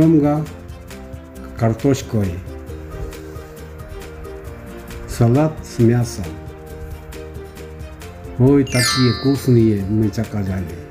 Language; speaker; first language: Russian; non-native, learner; Korean